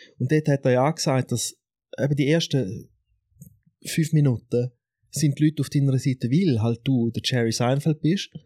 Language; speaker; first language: German; native; German